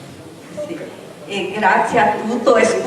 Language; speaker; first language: Italian; non-native, fluent; Portuguese